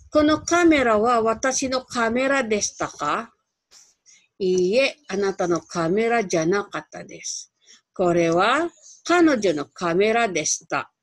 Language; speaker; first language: Japanese; non-native, fluent; Filipino